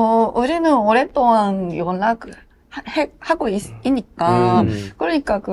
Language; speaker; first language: Korean; non-native, learner; Japanese